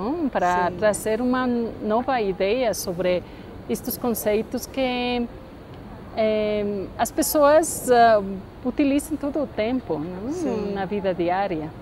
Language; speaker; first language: Portuguese; non-native, fluent; Spanish